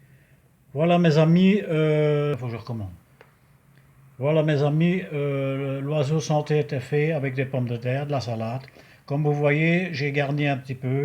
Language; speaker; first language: French; native; French